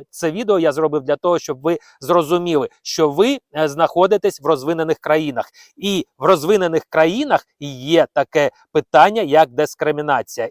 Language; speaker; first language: Ukrainian; non-native, local second language; Russian